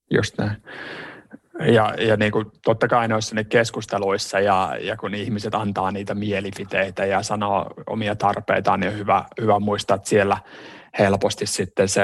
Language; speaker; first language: Finnish; native; Finnish